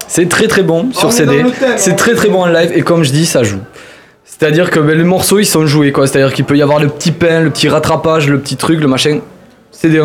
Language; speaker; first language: French; native; French